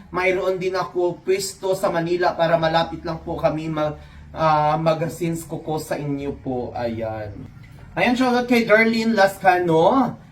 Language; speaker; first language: Filipino; non-native, local second language; Cebuano